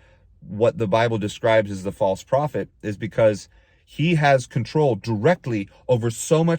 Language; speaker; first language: English; native; English